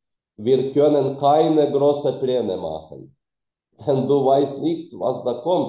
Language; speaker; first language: German; non-native, fluent; Ukrainian